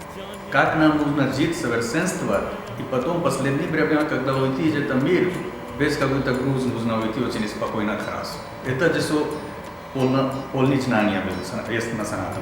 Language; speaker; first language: Russian; non-native, learner; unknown